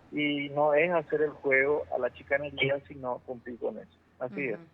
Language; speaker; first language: Spanish; native; Spanish